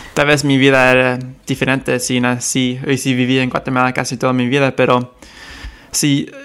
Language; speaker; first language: Spanish; early bilingual, heritage; Spanish